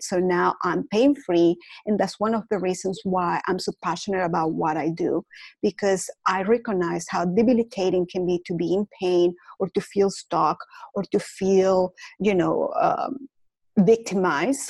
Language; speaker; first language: English; non-native, fluent; Spanish